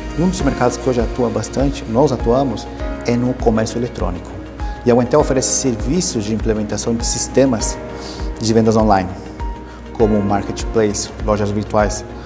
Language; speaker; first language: Portuguese; early bilingual, other home language; Spanish